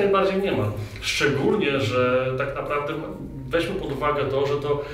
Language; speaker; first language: Polish; native; Polish